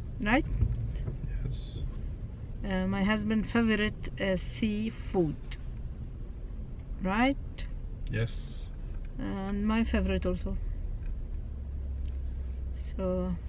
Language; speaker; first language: English; non-native, learner; Arabic